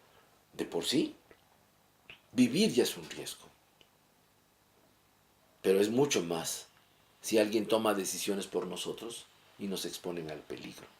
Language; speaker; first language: Spanish; native; Spanish